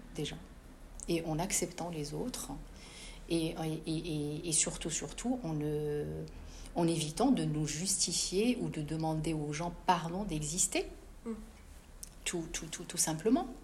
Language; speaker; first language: French; non-native, local second language; Arabic